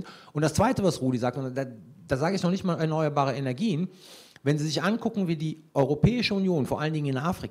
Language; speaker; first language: German; native; German